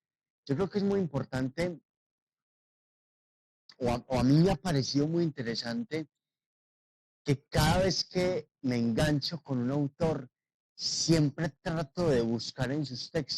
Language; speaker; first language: Spanish; native; Spanish